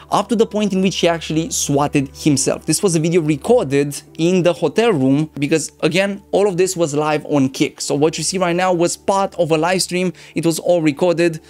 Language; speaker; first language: English; non-native, fluent; Romanian